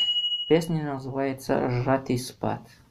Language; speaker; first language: Russian; non-native, local second language; Tajik